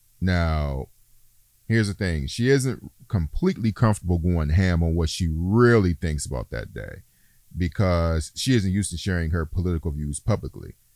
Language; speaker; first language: English; native; English